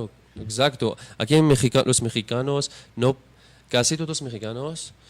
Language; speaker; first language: Spanish; non-native, learner; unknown